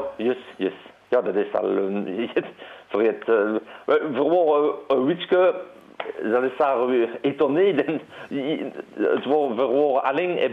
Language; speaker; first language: German; non-native, learner; Dutch